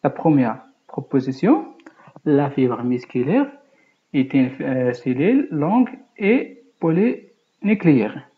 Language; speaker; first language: French; non-native, local second language; Arabic